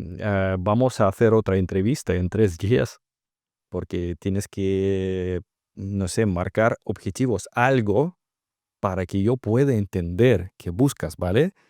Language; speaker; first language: Spanish; non-native, fluent; Russian